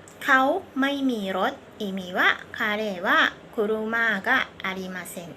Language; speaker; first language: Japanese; non-native, fluent; Thai